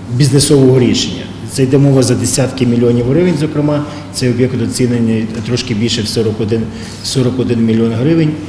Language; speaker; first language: Ukrainian; native; Ukrainian